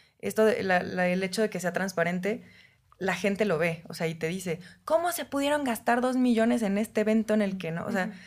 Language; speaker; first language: Spanish; native; Spanish